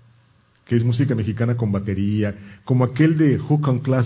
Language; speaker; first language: Spanish; native; Spanish